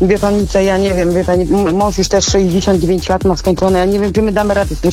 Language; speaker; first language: Polish; native; Polish